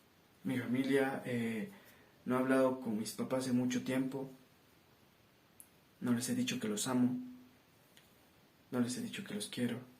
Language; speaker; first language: Spanish; native; Spanish